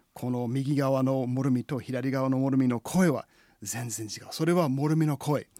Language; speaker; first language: Japanese; non-native, fluent; English